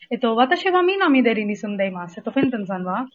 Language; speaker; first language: Japanese; non-native, learner; Hindi